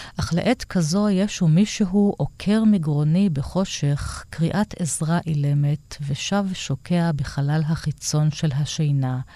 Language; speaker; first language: Hebrew; native; Hebrew